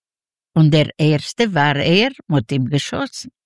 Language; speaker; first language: German; non-native, learner; Yiddish